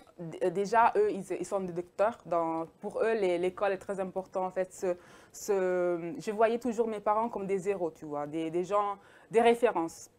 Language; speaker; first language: French; early bilingual, heritage; French